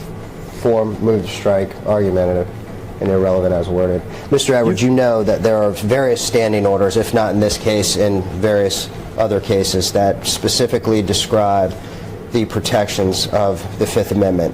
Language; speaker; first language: English; native; English